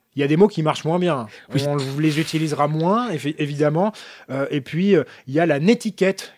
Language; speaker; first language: French; native; French